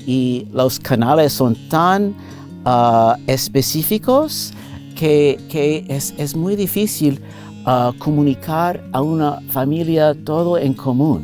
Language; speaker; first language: Spanish; non-native, fluent; English